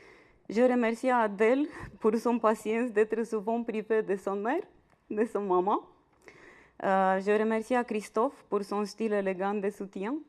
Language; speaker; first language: French; non-native, fluent; Romanian